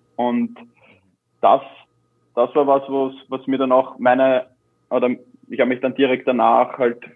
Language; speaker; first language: German; native; German